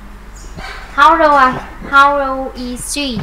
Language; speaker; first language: English; non-native, fluent; Vietnamese